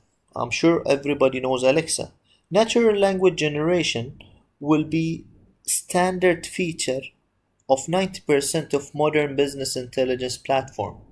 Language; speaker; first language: English; non-native, fluent; Arabic